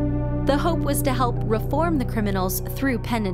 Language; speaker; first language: English; native; English